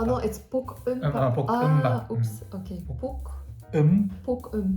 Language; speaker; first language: Korean; non-native, learner; English